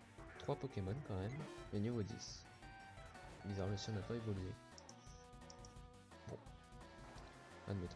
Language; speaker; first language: French; native; French